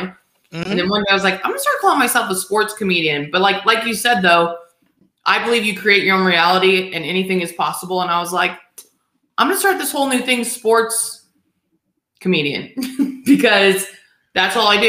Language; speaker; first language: English; native; English